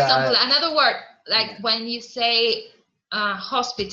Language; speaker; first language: English; non-native, fluent; Spanish